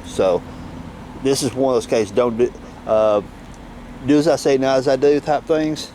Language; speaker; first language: English; native; English